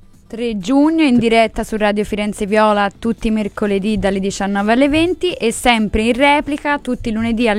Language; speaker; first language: Italian; native; Italian